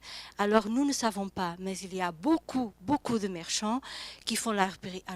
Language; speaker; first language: French; non-native, fluent; Portuguese